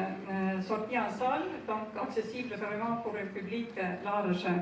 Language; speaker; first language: French; non-native, fluent; Estonian